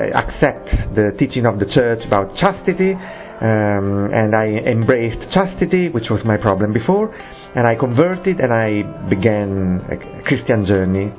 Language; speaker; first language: English; non-native, fluent; Italian